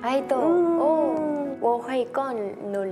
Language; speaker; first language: Chinese; non-native, learner; Korean